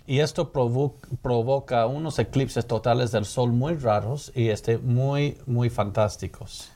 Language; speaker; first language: Spanish; non-native, fluent; English